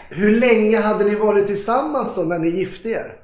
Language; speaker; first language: Swedish; native; Swedish